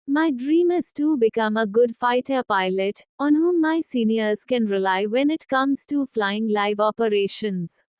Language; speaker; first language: English; non-native, local second language; Hindi